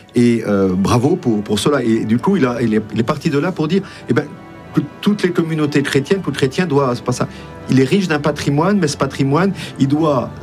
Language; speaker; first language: French; native; French